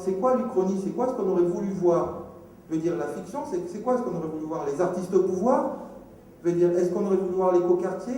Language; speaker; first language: French; native; French